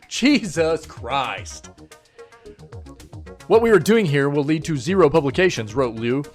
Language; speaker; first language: English; native; English